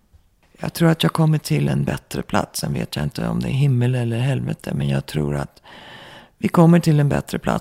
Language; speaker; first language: Swedish; early bilingual, heritage; Swedish